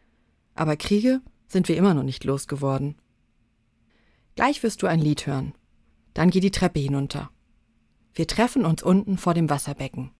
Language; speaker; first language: German; native; German